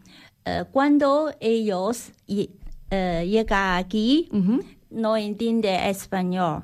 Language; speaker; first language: Spanish; non-native, learner; Chinese